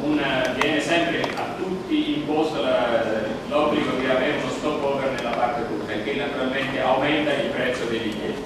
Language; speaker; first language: Italian; native; Italian